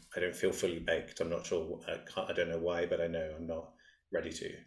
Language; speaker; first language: English; native; English